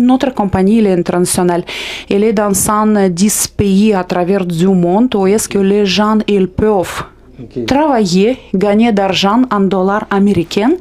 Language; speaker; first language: French; non-native, fluent; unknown